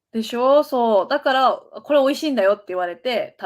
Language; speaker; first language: Japanese; native; Japanese